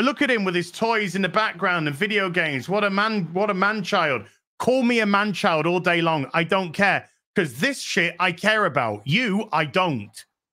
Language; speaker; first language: English; native; English